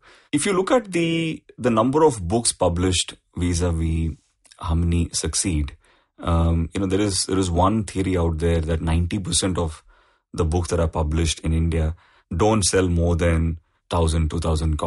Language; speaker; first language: English; non-native, local second language; Tamil